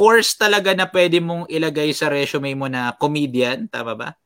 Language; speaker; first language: Filipino; native; Filipino